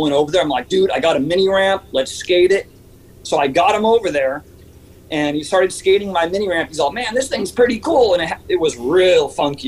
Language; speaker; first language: English; native; English